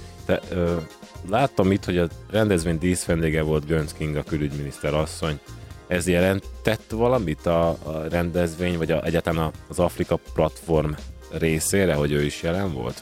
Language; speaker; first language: Hungarian; native; Hungarian